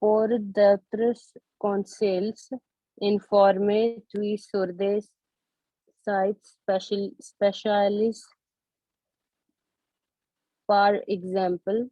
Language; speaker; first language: French; non-native, learner; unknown